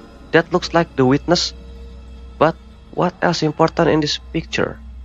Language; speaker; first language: English; non-native, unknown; Indonesian